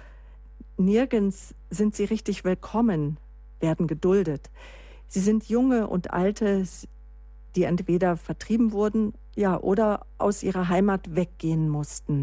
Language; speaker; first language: German; native; German